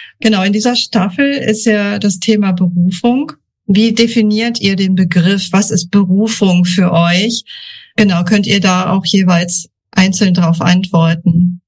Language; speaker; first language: German; native; German